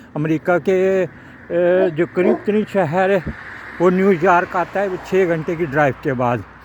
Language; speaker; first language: Urdu; non-native, local second language; Punjabi